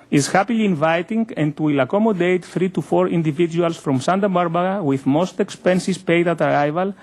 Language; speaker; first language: English; non-native, fluent; Greek